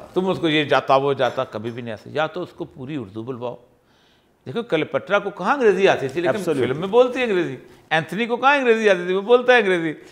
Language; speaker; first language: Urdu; non-native, local second language; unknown